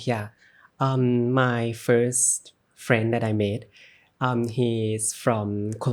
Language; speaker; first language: English; non-native, learner; Thai